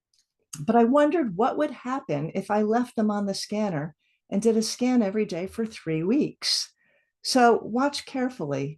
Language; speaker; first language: English; native; English